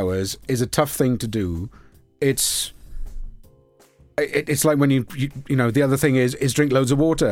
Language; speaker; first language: English; native; English